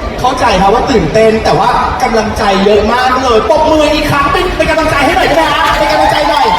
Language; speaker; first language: Thai; native; Thai